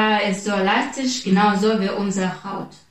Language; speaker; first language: German; non-native, fluent; Russian